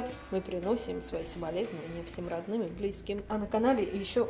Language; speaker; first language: Russian; native; Russian